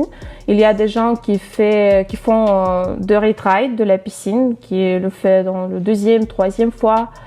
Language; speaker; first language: French; non-native, fluent; Russian